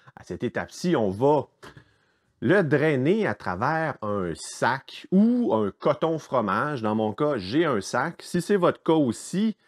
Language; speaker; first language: French; native; French